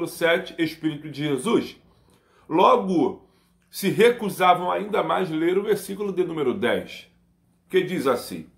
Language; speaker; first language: Portuguese; native; Portuguese